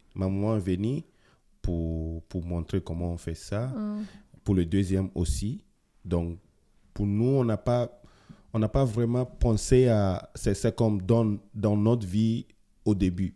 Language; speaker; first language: French; non-native, fluent; Ewe